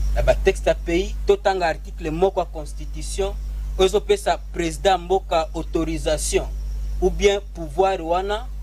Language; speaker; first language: French; non-native, local second language; Swahili